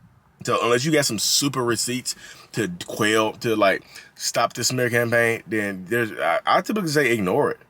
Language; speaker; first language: English; native; English